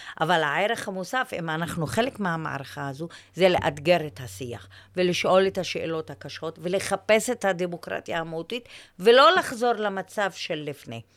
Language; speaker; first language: Hebrew; non-native, local second language; Arabic